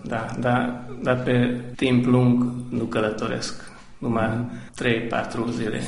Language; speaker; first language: Romanian; non-native, local second language; Hungarian